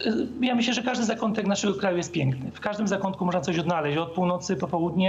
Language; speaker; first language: Polish; native; Polish